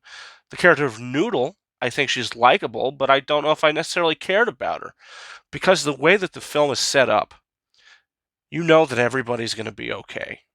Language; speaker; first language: English; native; English